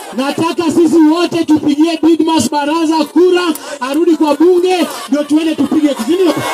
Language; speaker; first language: Swahili; non-native, local second language; Luyia